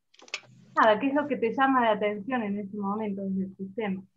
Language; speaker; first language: Spanish; native; Spanish